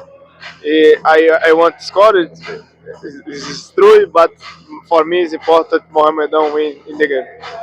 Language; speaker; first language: English; non-native, learner; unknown